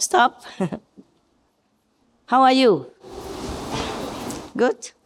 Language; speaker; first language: English; non-native, fluent; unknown